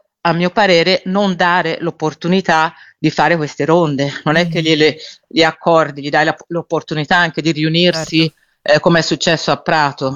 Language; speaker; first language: Italian; native; Italian